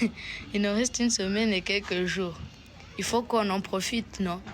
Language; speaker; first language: French; non-native, local second language; Kinyarwanda